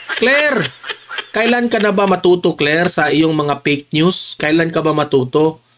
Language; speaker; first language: Filipino; non-native, local second language; Cebuano